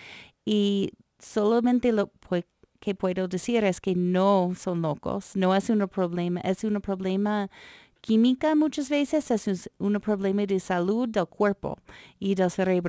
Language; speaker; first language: Spanish; non-native, fluent; English